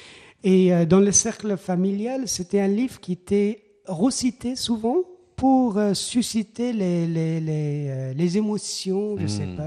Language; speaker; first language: French; non-native, fluent; Persian